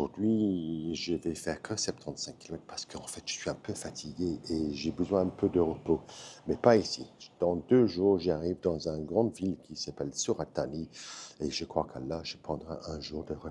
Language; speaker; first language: French; non-native, fluent; English